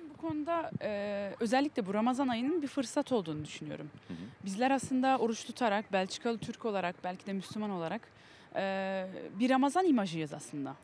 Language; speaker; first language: Turkish; early bilingual, heritage; Turkish